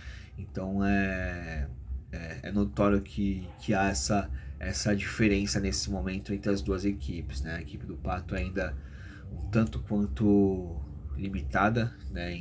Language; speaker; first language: Portuguese; native; Portuguese